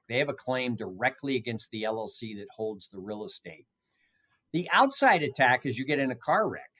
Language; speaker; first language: English; native; English